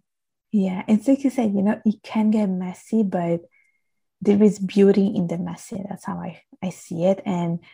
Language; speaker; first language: English; non-native, fluent; Italian